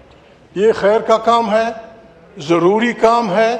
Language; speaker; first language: Urdu; non-native, local second language; Pashto